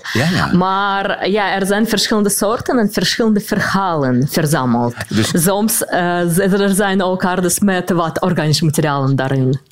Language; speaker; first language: Dutch; non-native, fluent; Russian